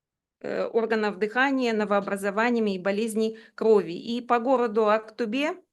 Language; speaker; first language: Russian; native; Russian